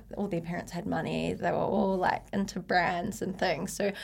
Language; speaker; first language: English; native; English